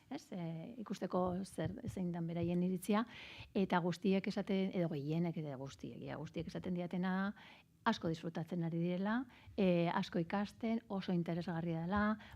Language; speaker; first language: Basque; native; Basque